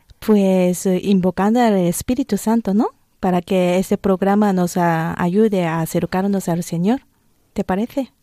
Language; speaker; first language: Spanish; non-native, fluent; Japanese